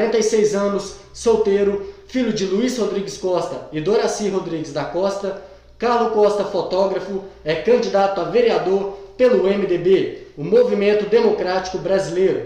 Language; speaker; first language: Portuguese; native; Portuguese